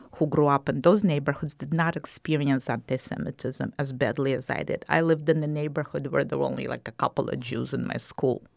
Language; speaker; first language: English; non-native, fluent; Russian